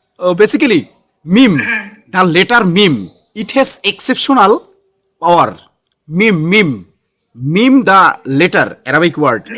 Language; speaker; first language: English; non-native, learner; Bangla